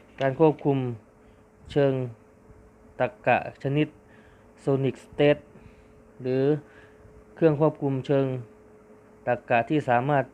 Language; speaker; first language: Thai; native; Thai